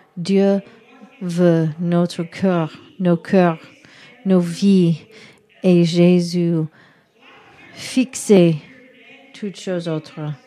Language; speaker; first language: French; non-native, learner; English